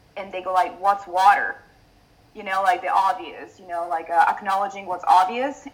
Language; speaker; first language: English; non-native, fluent; Italian